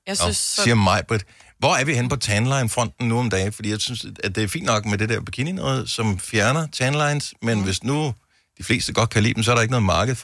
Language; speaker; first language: Danish; native; Danish